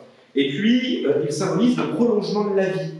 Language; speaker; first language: French; native; French